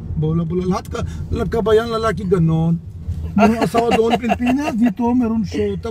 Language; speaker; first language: Filipino; non-native, learner; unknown